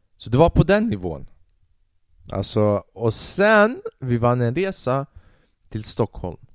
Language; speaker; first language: Swedish; early bilingual, other home language; Albanian